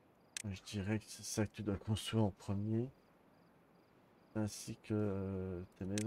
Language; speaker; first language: French; native; French